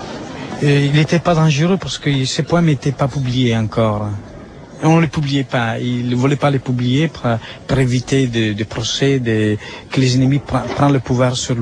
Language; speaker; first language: French; non-native, fluent; Italian